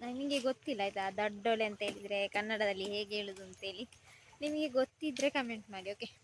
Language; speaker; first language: Kannada; non-native, local second language; Tulu